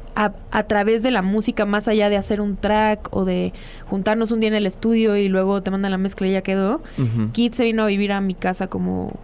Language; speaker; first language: Spanish; native; Spanish